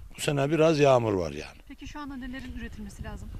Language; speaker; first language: Turkish; native; Turkish